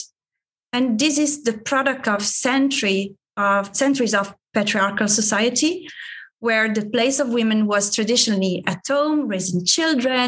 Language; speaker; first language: English; non-native, fluent; Italian